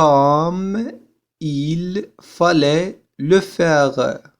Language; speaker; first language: French; non-native, fluent; Arabic